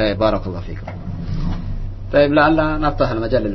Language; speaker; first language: Arabic; non-native, fluent; Indonesian